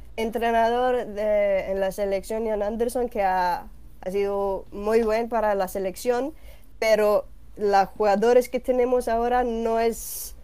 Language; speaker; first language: Spanish; non-native, learner; Swedish